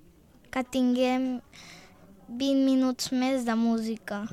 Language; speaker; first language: Catalan; early bilingual, other home language; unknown